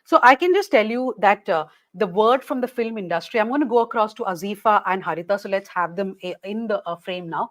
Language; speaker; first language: English; non-native, local second language; Malayalam